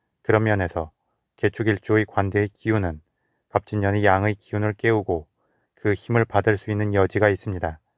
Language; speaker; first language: Korean; native; Korean